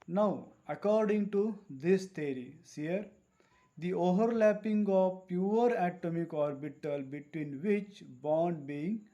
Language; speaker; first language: English; non-native, local second language; Marathi